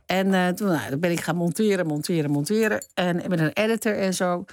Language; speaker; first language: Dutch; early bilingual, other home language; Turkish